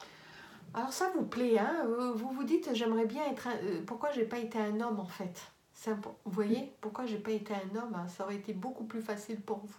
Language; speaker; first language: French; native; French